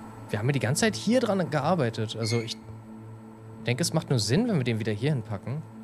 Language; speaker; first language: German; native; German